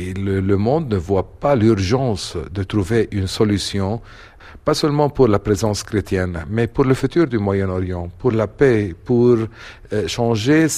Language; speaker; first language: French; non-native, fluent; Arabic